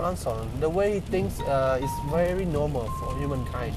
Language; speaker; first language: English; non-native, local second language; Malay